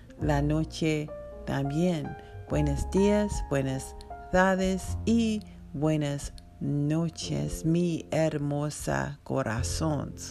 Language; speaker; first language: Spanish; non-native, learner; English